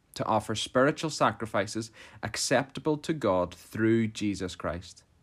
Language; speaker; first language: English; native; English